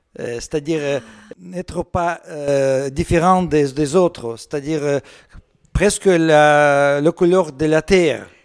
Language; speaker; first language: French; non-native, learner; Russian